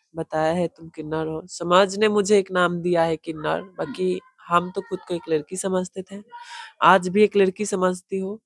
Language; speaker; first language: Hindi; non-native, local second language; Bangla